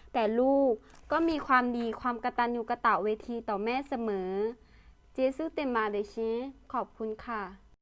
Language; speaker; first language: Thai; early bilingual, other home language; Lao